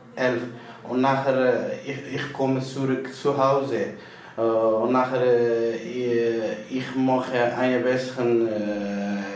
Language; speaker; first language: German; non-native, learner; Persian